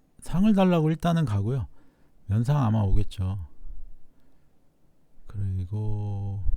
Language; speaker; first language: Korean; native; Korean